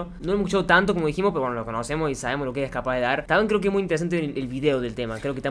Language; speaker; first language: Spanish; native; Spanish